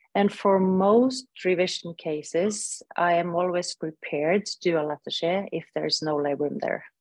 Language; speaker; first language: English; non-native, fluent; Norwegian